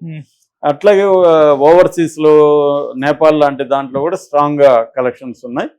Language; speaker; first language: Telugu; native; Telugu